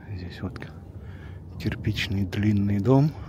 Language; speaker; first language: Russian; native; Russian